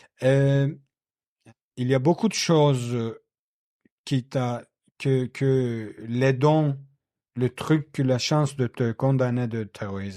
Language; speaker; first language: French; non-native, learner; Kurdish